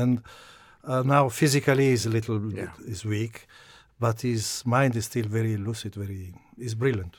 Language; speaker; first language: English; non-native, fluent; Italian